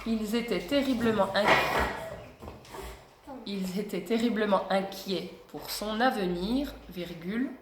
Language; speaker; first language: French; native; French